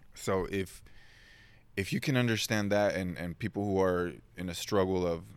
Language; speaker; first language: English; early bilingual, other home language; Spanish